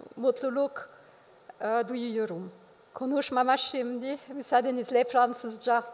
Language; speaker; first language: Turkish; non-native, fluent; French